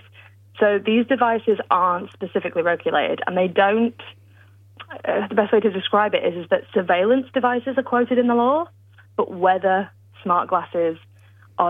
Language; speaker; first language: English; native; English